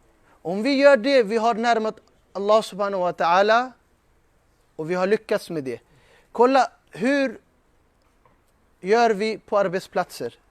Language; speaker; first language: Swedish; non-native, fluent; Urdu